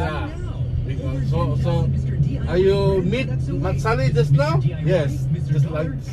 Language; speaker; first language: English; non-native, local second language; Malay